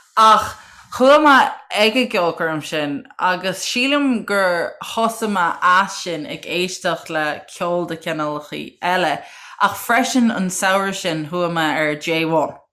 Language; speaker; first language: Irish; native; Irish